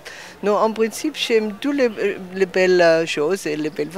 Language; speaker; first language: French; non-native, fluent; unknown